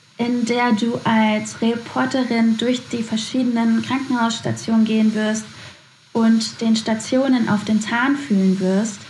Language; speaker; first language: German; native; German